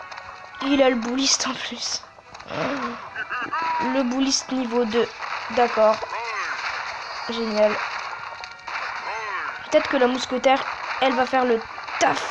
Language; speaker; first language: French; native; French